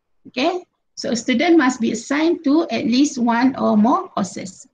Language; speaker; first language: English; non-native, local second language; Malay